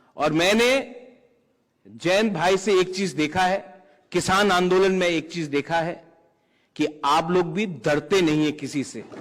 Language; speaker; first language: Hindi; non-native, local second language; Kok Borok